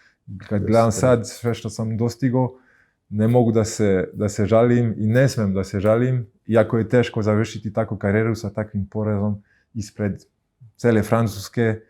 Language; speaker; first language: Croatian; early bilingual, heritage; Croatian